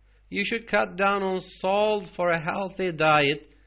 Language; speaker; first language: English; non-native, fluent; Turkish